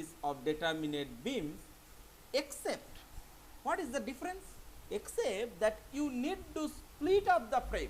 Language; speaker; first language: English; non-native, local second language; Bangla